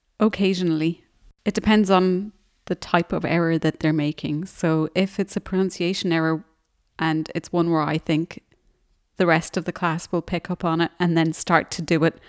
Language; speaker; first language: English; native; English